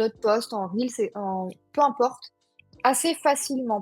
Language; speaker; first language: French; native; French